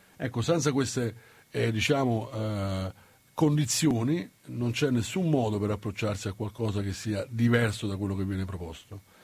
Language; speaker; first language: Italian; native; Italian